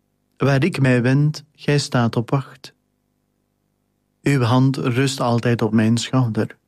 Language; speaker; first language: Dutch; native; Dutch